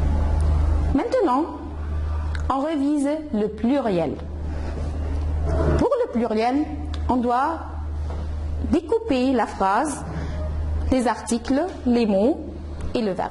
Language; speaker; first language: French; non-native, fluent; Arabic